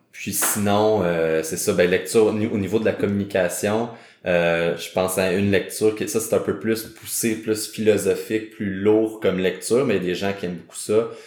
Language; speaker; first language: French; native; French